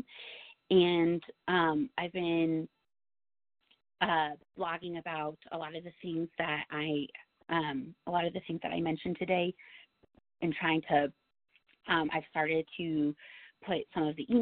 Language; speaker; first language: English; native; English